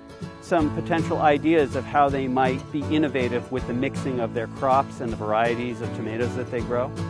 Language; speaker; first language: English; native; English